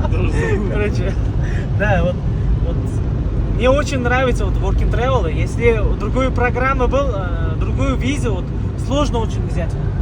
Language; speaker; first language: Russian; non-native, learner; Uzbek